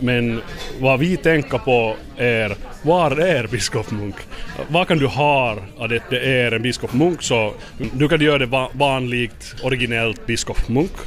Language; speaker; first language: Swedish; non-native, learner; Finnish